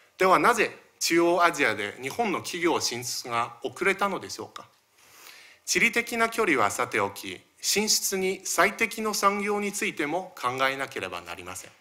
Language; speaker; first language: Japanese; early bilingual, other home language; Chinese